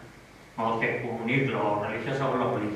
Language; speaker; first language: Spanish; native; Spanish